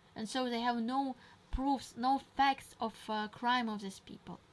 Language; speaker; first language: English; non-native, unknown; Ukrainian